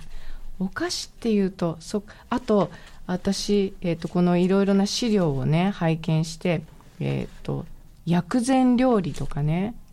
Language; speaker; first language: Japanese; native; Japanese